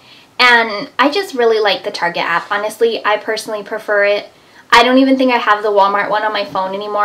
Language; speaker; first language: English; native; English